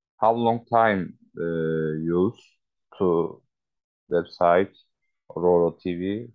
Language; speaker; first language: English; non-native, learner; Turkish